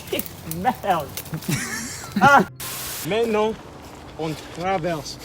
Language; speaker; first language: French; non-native, learner; English